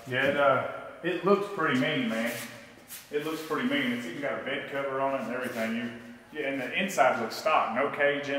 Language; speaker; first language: English; native; English